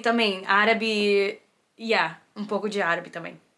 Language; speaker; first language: Portuguese; early bilingual, heritage; Portuguese